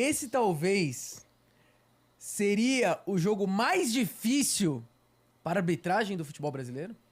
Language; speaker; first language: Portuguese; native; Portuguese